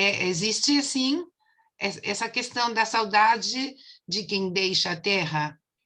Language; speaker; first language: Portuguese; non-native, fluent; Spanish